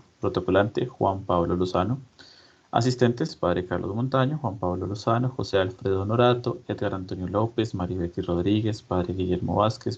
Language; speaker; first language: Spanish; native; Spanish